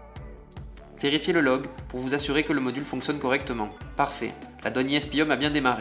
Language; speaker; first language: French; native; French